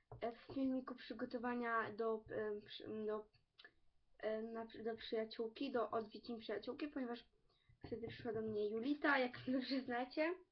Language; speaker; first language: Polish; early bilingual, heritage; Polish